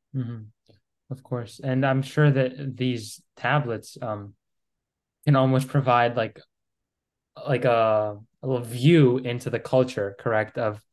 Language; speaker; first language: English; non-native, fluent; Greek